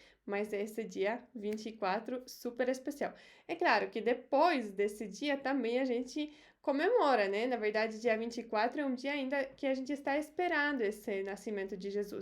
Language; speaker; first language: Portuguese; non-native, fluent; Polish